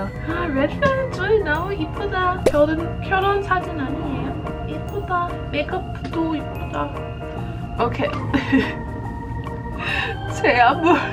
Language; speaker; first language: Korean; non-native, fluent; English